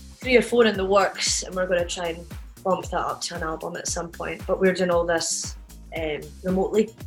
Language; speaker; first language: English; native; English